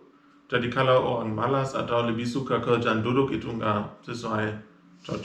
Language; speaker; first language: Indonesian; non-native, fluent; German